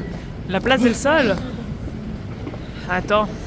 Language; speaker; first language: French; native; French